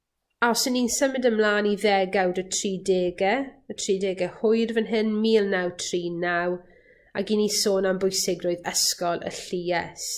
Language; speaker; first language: Welsh; native; Welsh